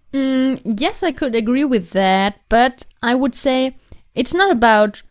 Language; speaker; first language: English; non-native, fluent; German